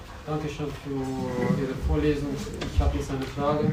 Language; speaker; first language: German; non-native, fluent; Russian